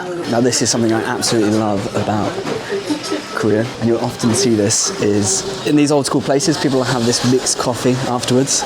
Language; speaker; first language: English; native; English